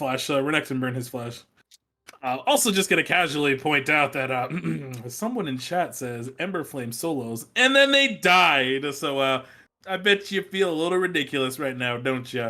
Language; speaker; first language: English; native; English